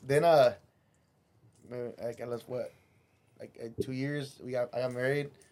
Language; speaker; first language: English; early bilingual, other home language; Spanish